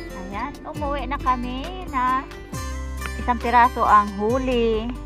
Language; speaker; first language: Filipino; non-native, local second language; Cebuano